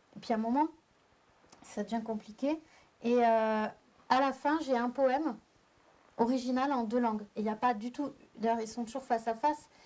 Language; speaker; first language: French; native; French